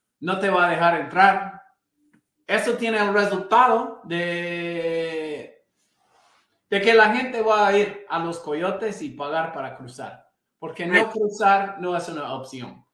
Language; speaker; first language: Spanish; non-native, fluent; English